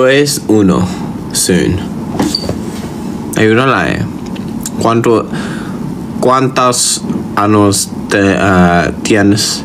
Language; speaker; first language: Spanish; non-native, learner; Thai